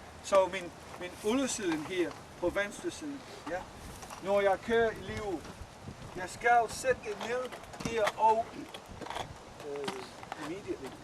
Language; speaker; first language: Danish; non-native, fluent; English